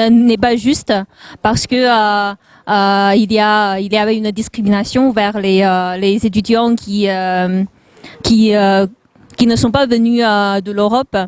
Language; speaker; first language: French; non-native, fluent; Chinese